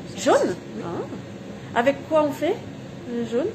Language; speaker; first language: French; native; French